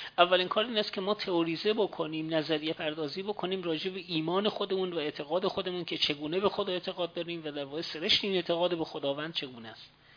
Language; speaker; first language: Persian; native; Persian